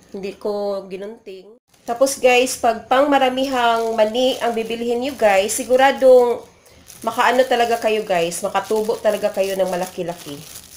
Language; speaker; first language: Filipino; non-native, local second language; Cebuano